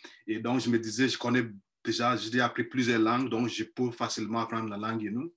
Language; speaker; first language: French; non-native, fluent; Igbo